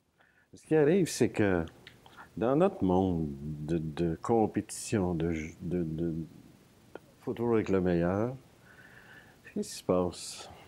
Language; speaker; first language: French; native; French